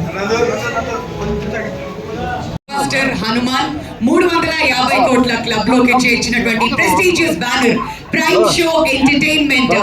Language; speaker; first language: Telugu; native; Telugu